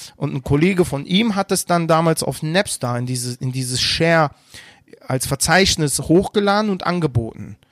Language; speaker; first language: German; early bilingual, other home language; Turkish